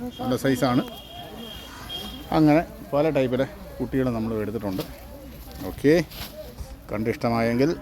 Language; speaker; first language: Malayalam; native; Malayalam